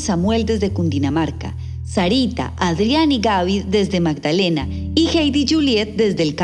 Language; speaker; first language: Spanish; native; Spanish